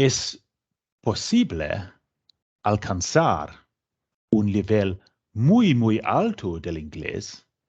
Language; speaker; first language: Spanish; non-native, fluent; English